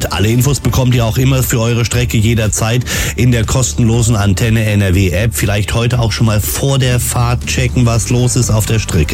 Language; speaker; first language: German; native; German